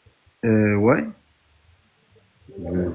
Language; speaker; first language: French; non-native, fluent; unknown